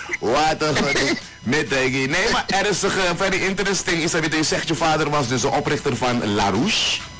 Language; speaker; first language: Dutch; native; Dutch